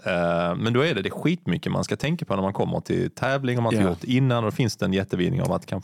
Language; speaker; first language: Swedish; native; Swedish